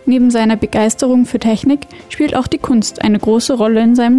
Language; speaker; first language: German; native; German